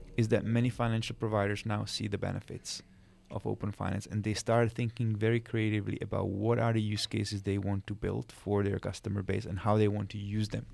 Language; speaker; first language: English; non-native, fluent; Czech